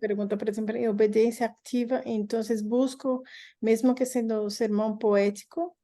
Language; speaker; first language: Spanish; non-native, learner; Portuguese